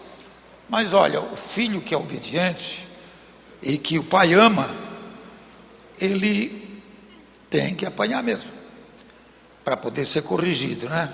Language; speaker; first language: Portuguese; native; Portuguese